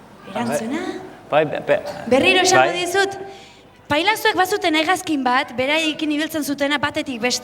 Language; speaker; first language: Basque; native; Basque